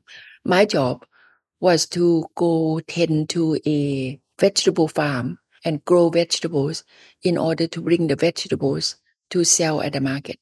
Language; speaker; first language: English; non-native, fluent; Thai